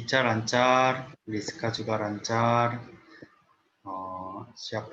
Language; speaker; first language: Indonesian; non-native, learner; Korean